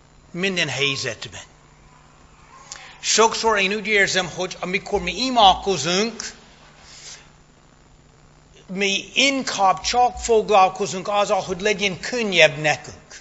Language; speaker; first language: Hungarian; non-native, fluent; English